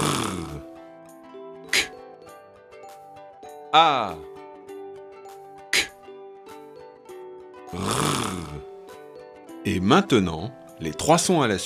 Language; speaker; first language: French; native; French